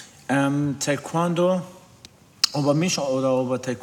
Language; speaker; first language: German; non-native, learner; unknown